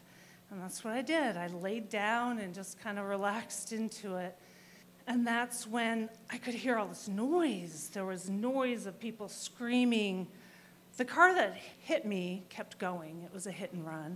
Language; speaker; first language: English; native; English